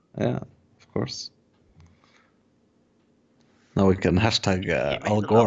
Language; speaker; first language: English; non-native, fluent; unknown